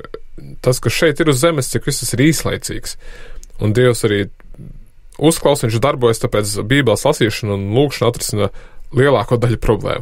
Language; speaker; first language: Latvian; native; Latvian